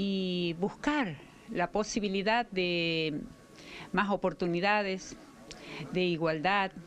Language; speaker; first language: Spanish; native; Spanish